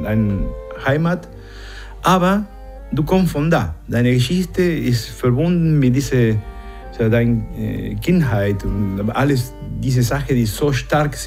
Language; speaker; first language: German; non-native, fluent; Spanish